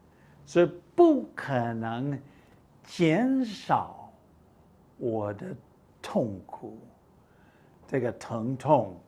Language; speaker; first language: Chinese; non-native, fluent; English